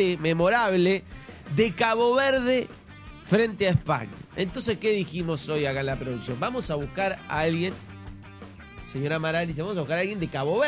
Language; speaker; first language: Spanish; native; Spanish